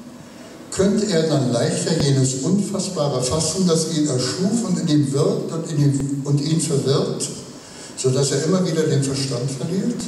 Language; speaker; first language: German; native; German